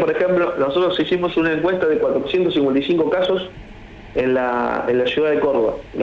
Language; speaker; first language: Spanish; native; Spanish